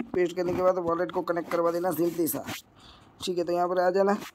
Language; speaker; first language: Hindi; native; Hindi